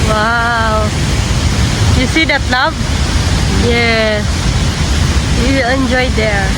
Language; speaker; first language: English; non-native, local second language; Filipino